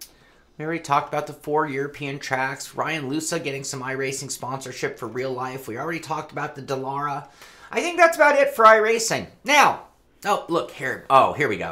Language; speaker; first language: English; native; English